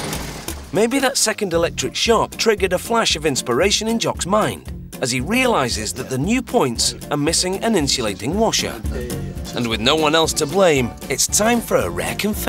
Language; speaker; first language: English; native; English